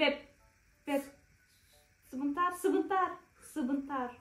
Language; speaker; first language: Indonesian; non-native, learner; Turkish